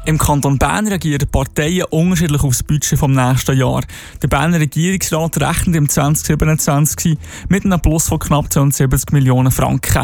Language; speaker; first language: German; native; German